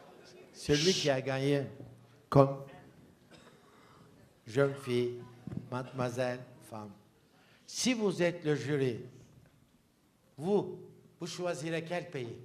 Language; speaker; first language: French; non-native, fluent; Turkish